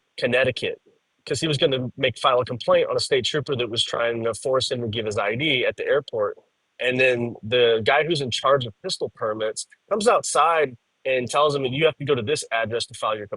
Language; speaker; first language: English; native; English